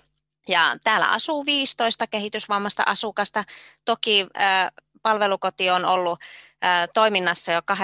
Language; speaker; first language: Finnish; native; Finnish